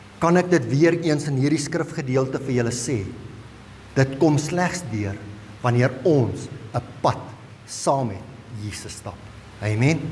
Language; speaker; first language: Afrikaans; non-native, local second language; English